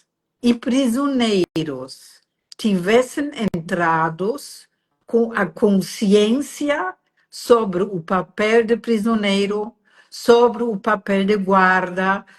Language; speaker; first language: Portuguese; non-native, fluent; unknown